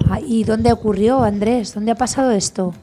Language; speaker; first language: Spanish; native; Spanish